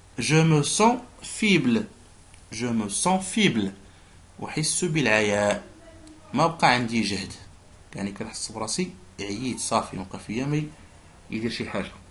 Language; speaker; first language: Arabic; native; Arabic